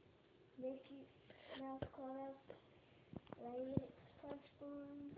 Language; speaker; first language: English; native; English